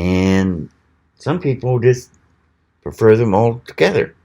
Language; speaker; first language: English; native; English